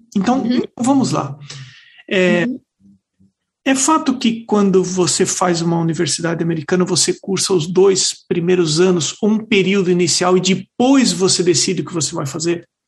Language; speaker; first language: Portuguese; native; Portuguese